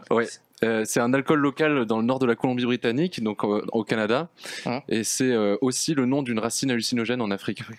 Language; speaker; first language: French; native; French